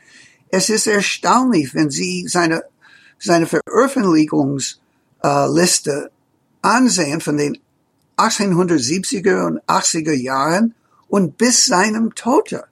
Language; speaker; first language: German; non-native, fluent; English